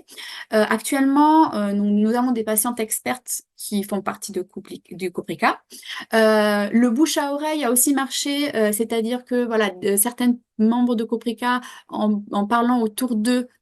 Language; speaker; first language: French; native; French